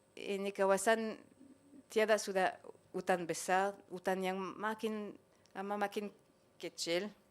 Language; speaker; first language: Malay; non-native, fluent; French